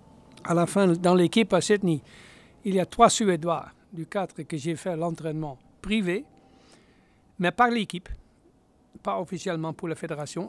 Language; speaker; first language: French; non-native, fluent; Dutch